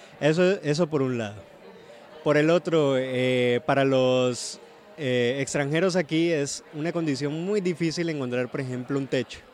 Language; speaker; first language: Spanish; native; Spanish